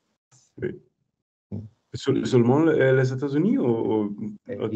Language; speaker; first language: French; non-native, learner; English